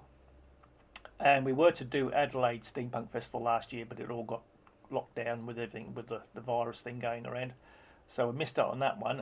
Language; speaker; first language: English; native; English